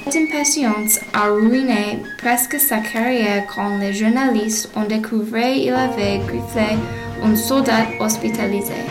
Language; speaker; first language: French; non-native, learner; English